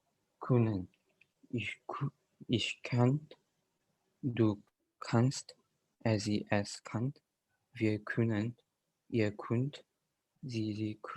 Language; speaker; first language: German; non-native, learner; Indonesian